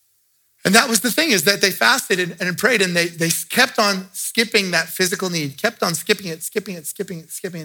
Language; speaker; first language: English; native; English